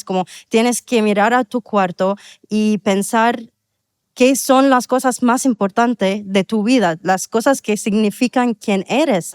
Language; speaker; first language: Spanish; non-native, fluent; Arabic